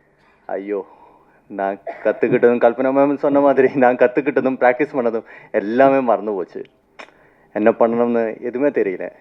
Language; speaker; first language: Tamil; non-native, fluent; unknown